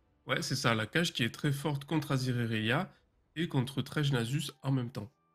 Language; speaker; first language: French; native; French